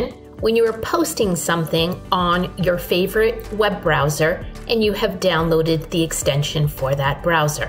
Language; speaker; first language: English; native; English